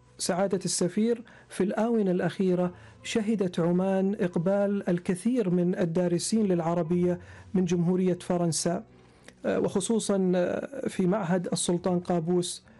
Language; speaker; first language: Arabic; native; Arabic